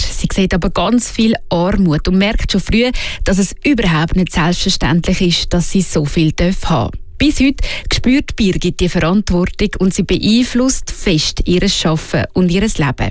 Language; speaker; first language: German; native; German